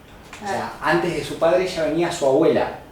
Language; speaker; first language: Spanish; native; Spanish